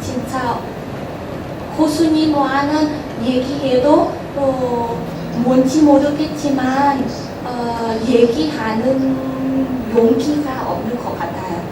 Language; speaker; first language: Korean; non-native, learner; Vietnamese